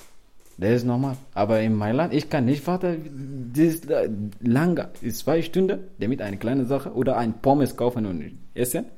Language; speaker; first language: German; non-native, learner; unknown